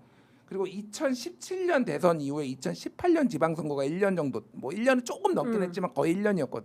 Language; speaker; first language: Korean; native; Korean